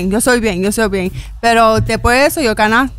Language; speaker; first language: Spanish; early bilingual, heritage; English